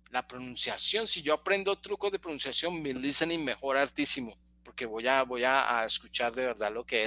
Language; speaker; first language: Spanish; native; Spanish